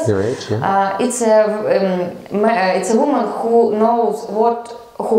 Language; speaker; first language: English; non-native, learner; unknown